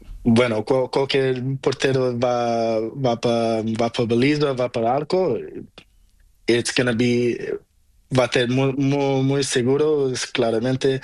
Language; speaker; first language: Spanish; non-native, learner; Portuguese